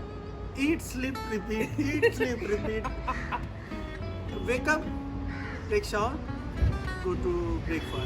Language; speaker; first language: English; non-native, learner; Hindi